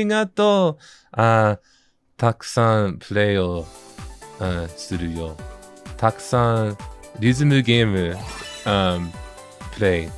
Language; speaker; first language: Japanese; non-native, learner; English